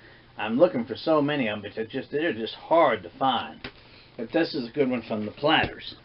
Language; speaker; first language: English; native; English